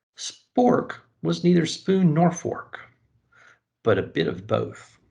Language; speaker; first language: English; native; English